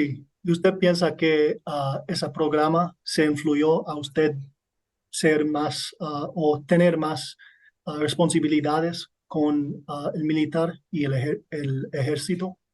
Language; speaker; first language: Spanish; non-native, learner; English